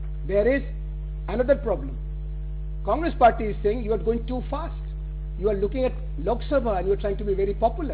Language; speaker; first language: English; non-native, local second language; Hindi